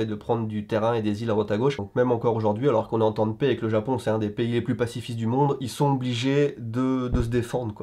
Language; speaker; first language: French; native; French